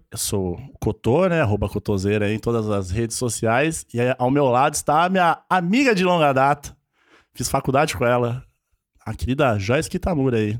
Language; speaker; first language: Portuguese; native; Portuguese